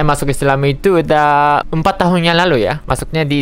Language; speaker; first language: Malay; non-native, fluent; Japanese